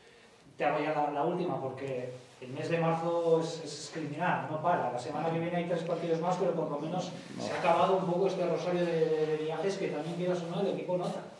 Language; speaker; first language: Spanish; native; Spanish